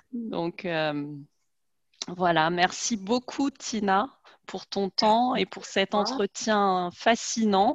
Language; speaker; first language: French; native; French